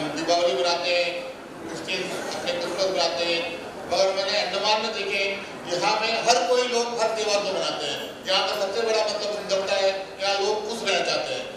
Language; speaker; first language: Hindi; non-native, local second language; Tamil